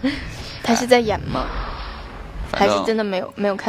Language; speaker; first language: Chinese; native; Chinese